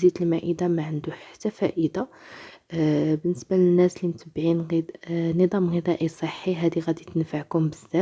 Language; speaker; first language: Arabic; native; Arabic